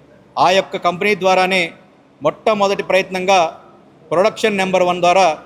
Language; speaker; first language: Telugu; native; Telugu